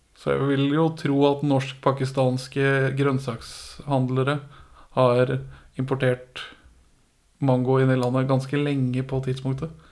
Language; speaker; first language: Norwegian; early bilingual, other home language; Persian